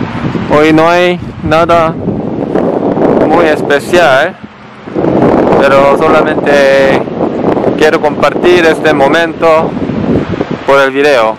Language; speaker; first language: Spanish; non-native, learner; Korean